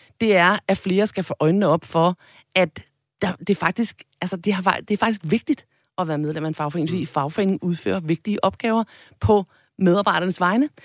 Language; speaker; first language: Danish; native; Danish